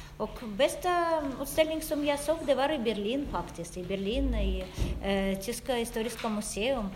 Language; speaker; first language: Swedish; non-native, fluent; Russian